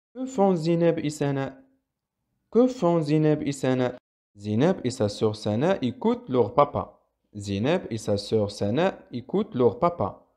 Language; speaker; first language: French; non-native, local second language; Arabic